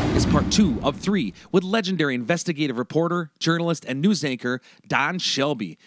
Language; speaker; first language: English; native; English